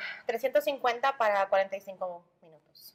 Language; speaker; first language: Spanish; early bilingual, heritage; Spanish